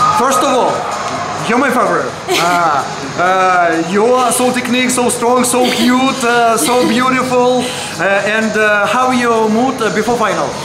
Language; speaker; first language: English; non-native, learner; Russian